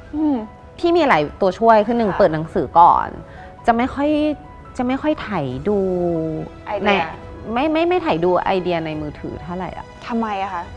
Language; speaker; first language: Thai; native; Thai